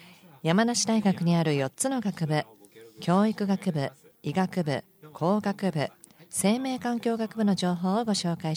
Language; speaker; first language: Japanese; native; Japanese